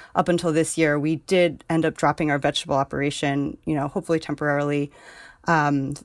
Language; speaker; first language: English; native; English